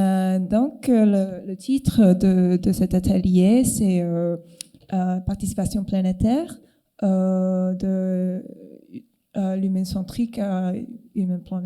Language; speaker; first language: French; non-native, fluent; Cantonese